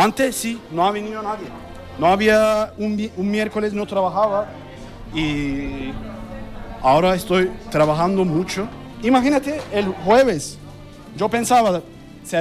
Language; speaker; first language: Spanish; non-native, learner; Turkish